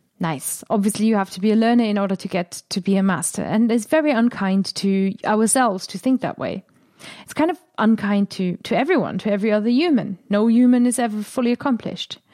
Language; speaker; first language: English; non-native, fluent; German